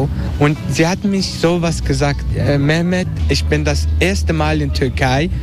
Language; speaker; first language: German; non-native, learner; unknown